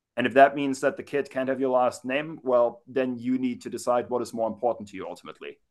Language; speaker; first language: English; non-native, fluent; German